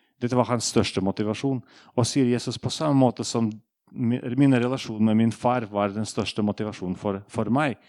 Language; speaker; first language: Norwegian; non-native, fluent; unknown